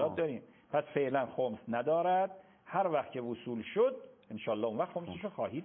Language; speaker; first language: Persian; native; Persian